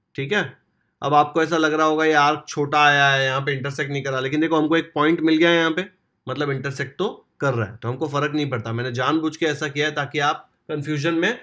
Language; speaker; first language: Hindi; non-native, local second language; Marathi